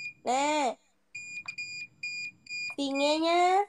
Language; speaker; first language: Vietnamese; non-native, learner; Indonesian